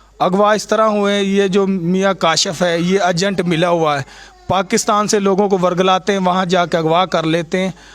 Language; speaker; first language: Urdu; non-native, local second language; Punjabi